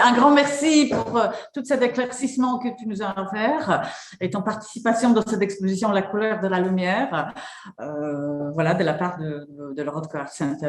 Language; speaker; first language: French; non-native, fluent; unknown